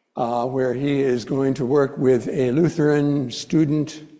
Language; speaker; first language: English; native; English